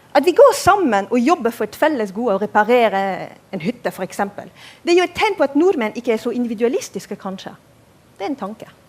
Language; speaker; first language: Norwegian; non-native, fluent; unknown